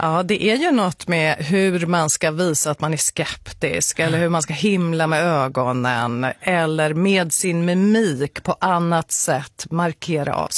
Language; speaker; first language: Swedish; native; Swedish